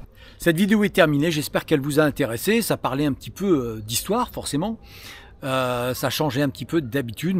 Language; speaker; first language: French; native; French